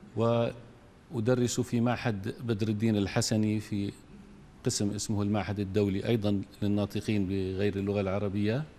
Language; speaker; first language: Arabic; native; Arabic